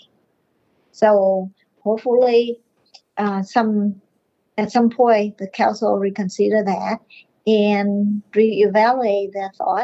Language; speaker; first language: English; non-native, fluent; Vietnamese